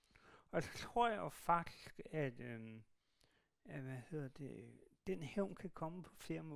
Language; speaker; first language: Danish; native; Danish